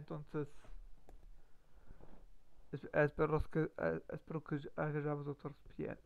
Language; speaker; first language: Spanish; non-native, learner; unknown